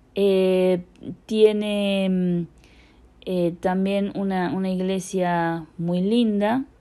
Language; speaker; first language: Spanish; native; Spanish